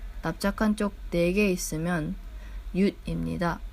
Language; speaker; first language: Korean; non-native, learner; English